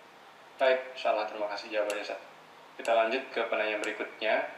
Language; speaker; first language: Malay; native; Malay